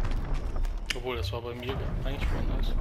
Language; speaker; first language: German; native; German